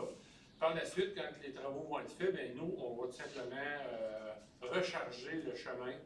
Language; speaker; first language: French; native; French